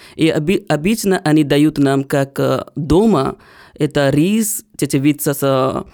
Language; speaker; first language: Russian; non-native, learner; Hindi